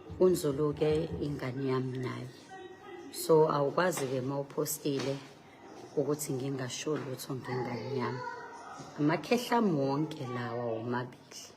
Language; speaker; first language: Zulu; native; Zulu